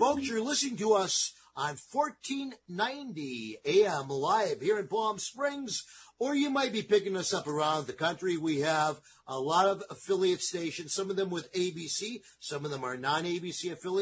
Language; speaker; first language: English; native; English